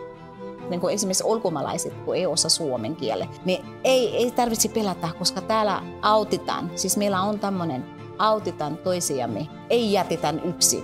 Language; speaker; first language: Finnish; non-native, fluent; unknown